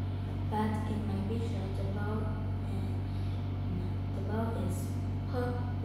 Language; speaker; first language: English; non-native, learner; Vietnamese